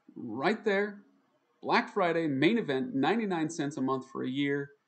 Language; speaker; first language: English; native; English